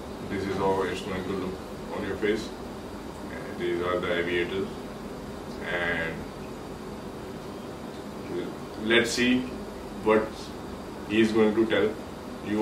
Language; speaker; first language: English; non-native, local second language; Punjabi